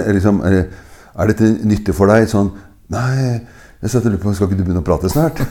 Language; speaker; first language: Norwegian; native; Norwegian